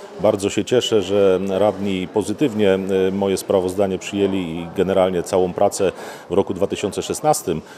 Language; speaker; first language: Polish; native; Polish